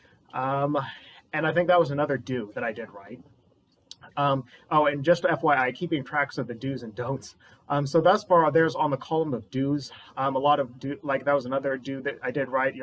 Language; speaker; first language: English; native; English